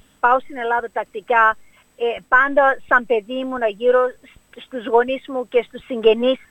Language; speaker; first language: Greek; early bilingual, heritage; Greek